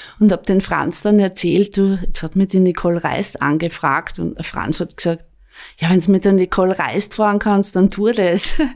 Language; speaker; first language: German; native; German